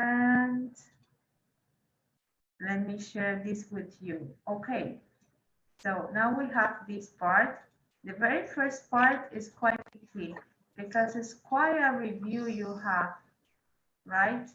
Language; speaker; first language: English; non-native, fluent; Spanish